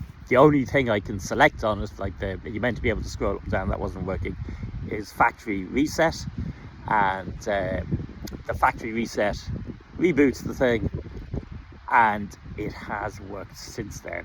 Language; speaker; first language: English; native; English